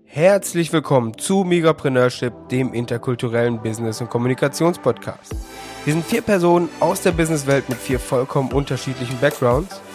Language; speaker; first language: German; native; German